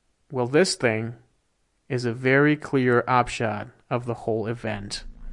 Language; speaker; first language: English; non-native, fluent; Persian